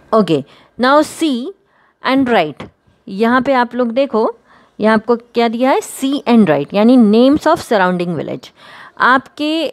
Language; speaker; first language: Hindi; non-native, local second language; Gujarati